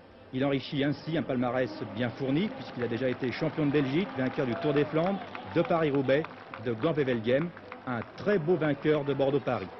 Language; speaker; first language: French; native; French